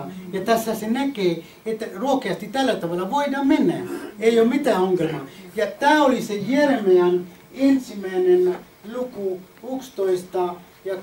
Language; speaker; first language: Finnish; non-native, fluent; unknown